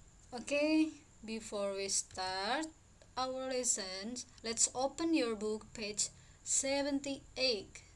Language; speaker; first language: English; non-native, fluent; Indonesian